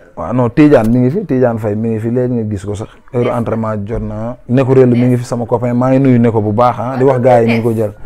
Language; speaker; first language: Wolof; native; Wolof